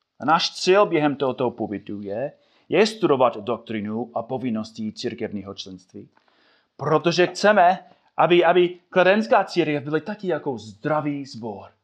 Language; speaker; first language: Czech; non-native, fluent; English